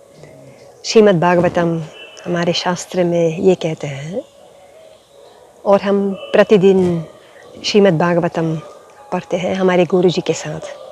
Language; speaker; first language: Hindi; non-native, fluent; Dutch